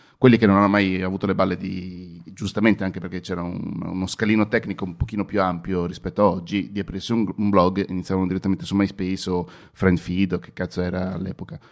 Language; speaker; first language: Italian; native; Italian